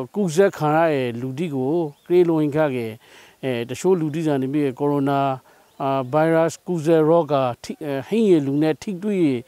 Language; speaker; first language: Burmese; native; Burmese